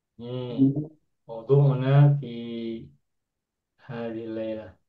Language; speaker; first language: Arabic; non-native, fluent; Indonesian